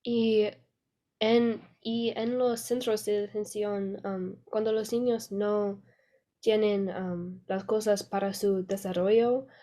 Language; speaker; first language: Spanish; non-native, learner; English